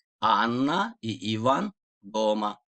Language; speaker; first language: Russian; non-native, fluent; Turkish